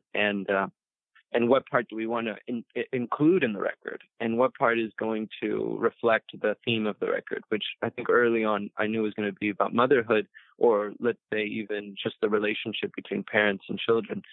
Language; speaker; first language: English; early bilingual, other home language; Spanish